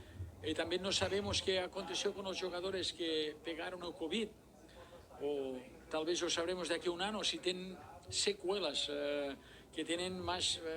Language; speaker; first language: Portuguese; non-native, learner; Spanish